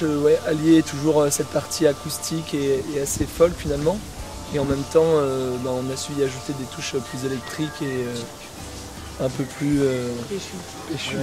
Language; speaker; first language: French; native; French